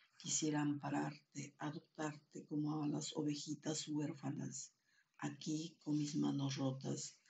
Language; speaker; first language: Spanish; non-native, local second language; Quechua